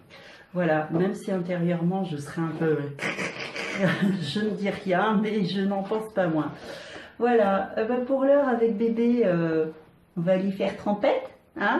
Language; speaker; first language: French; native; French